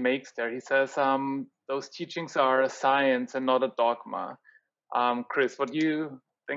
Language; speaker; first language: English; non-native, fluent; German